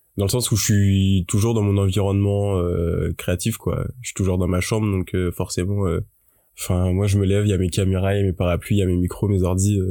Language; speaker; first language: French; native; French